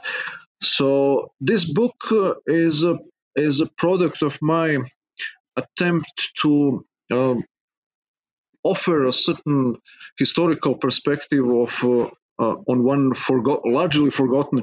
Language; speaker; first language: English; non-native, fluent; Serbian